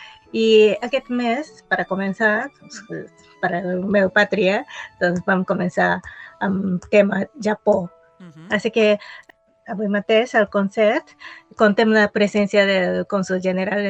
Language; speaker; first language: Catalan; non-native, fluent; Japanese